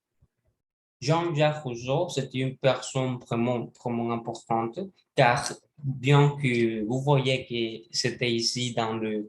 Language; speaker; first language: French; non-native, learner; Spanish